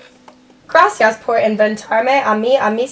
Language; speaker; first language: Spanish; non-native, learner; English